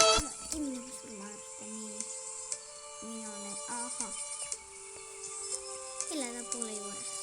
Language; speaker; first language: Finnish; non-native, learner; Estonian